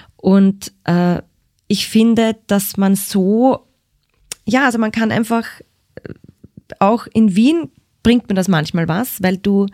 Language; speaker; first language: German; native; German